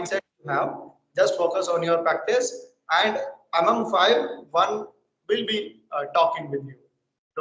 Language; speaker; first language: English; non-native, local second language; Hindi